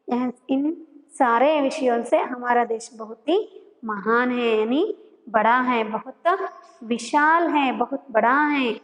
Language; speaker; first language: Hindi; non-native, local second language; Kannada